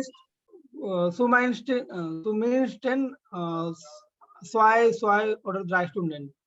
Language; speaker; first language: German; non-native, learner; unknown